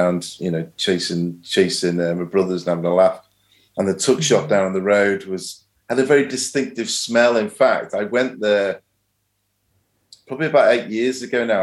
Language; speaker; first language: English; native; English